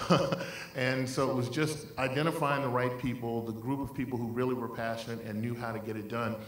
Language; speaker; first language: English; native; English